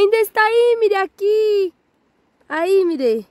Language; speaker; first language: Portuguese; non-native, fluent; Spanish